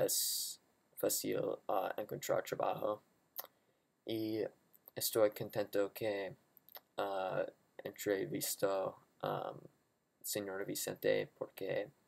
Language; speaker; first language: Spanish; non-native, learner; English